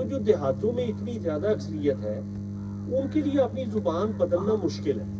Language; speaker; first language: Urdu; non-native, local second language; Punjabi